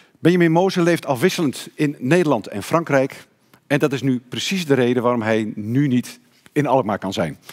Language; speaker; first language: Dutch; native; Dutch